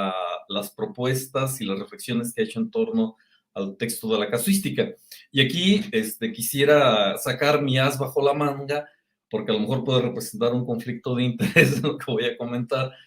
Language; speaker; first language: Spanish; native; Spanish